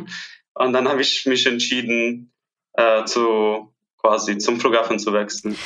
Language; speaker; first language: German; non-native, fluent; Italian